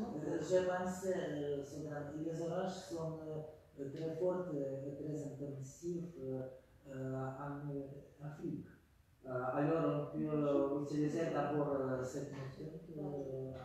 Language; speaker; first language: French; non-native, fluent; Russian